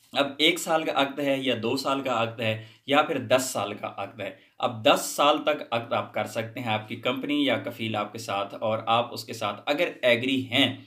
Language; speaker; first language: Hindi; native; Hindi